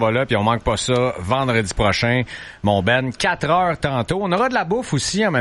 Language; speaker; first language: French; native; French